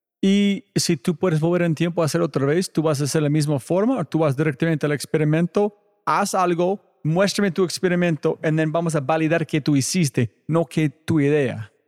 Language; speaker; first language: Spanish; non-native, learner; English